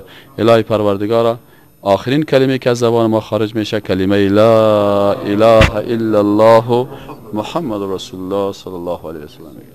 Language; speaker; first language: Persian; native; Persian